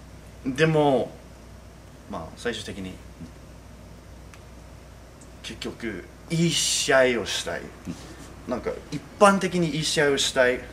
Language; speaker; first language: Japanese; non-native, fluent; English